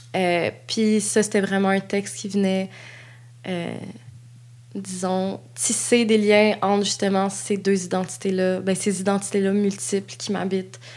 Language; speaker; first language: French; native; French